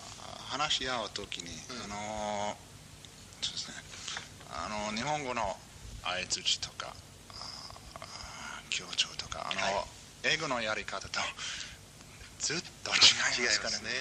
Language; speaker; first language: Japanese; non-native, fluent; English